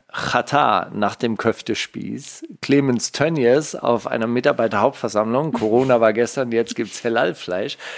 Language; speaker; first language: German; native; German